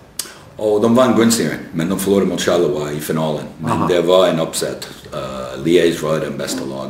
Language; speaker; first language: Swedish; non-native, fluent; English